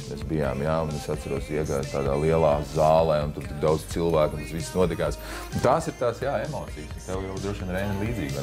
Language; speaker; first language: Latvian; native; Latvian